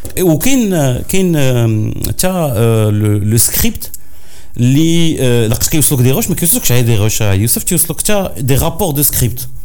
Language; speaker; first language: French; non-native, local second language; Arabic